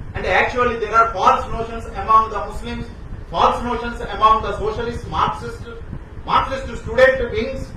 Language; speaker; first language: English; non-native, local second language; Telugu